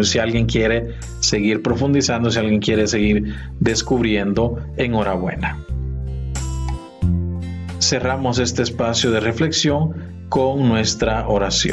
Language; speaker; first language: Spanish; native; Spanish